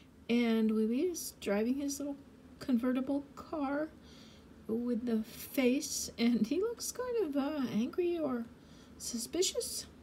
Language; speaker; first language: English; native; English